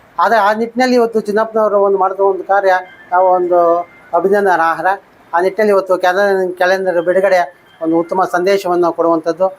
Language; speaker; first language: Kannada; native; Kannada